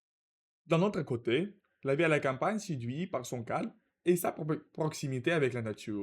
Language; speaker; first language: French; non-native, learner; Russian